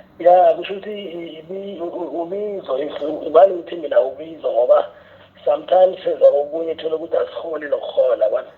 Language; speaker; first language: Zulu; non-native, local second language; South Ndebele